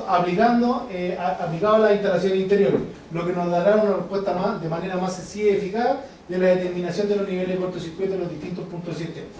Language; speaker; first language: Spanish; native; Spanish